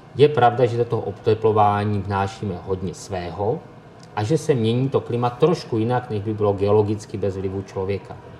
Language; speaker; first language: Czech; native; Czech